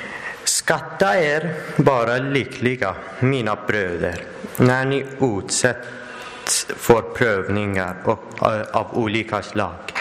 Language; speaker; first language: Swedish; non-native, learner; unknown